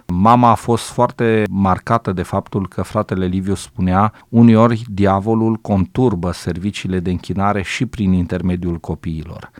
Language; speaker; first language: Romanian; native; Romanian